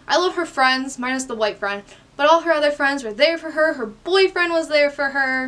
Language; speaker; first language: English; native; English